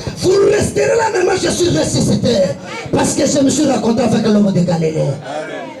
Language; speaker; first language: French; non-native, local second language; Lingala